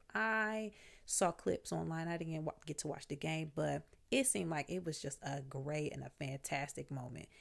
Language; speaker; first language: English; native; English